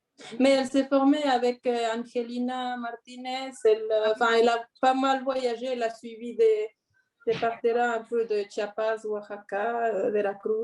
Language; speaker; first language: French; non-native, fluent; Spanish